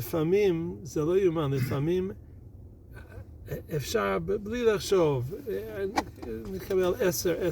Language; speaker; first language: Hebrew; non-native, fluent; English